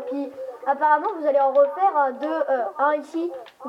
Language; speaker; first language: French; native; French